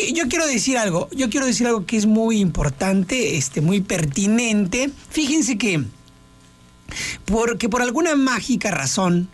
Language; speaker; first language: Spanish; native; Spanish